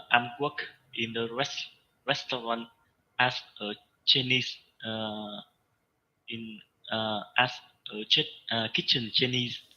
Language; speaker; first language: English; non-native, learner; Vietnamese